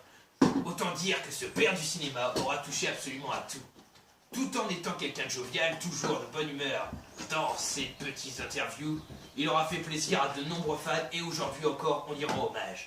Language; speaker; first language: French; native; French